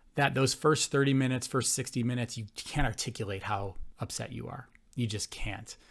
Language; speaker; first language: English; native; English